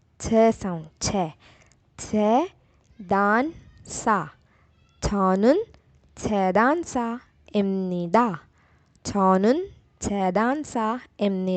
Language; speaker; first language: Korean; non-native, fluent; Urdu